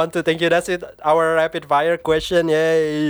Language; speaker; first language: English; non-native, fluent; Indonesian